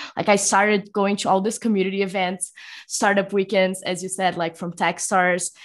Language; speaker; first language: English; non-native, fluent; Portuguese